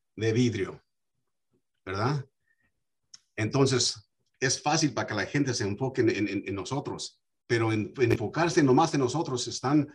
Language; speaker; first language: Spanish; early bilingual, heritage; Spanish